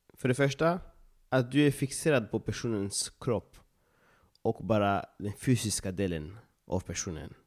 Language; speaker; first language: Swedish; non-native, fluent; Lingala